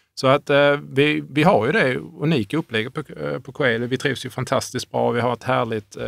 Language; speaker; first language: Swedish; native; Swedish